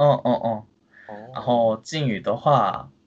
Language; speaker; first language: Chinese; non-native, fluent; Korean